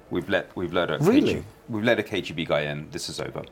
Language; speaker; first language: English; native; English